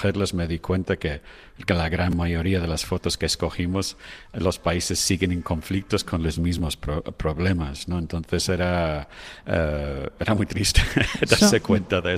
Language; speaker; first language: Spanish; non-native, fluent; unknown